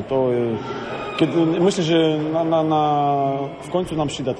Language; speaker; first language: Polish; non-native, fluent; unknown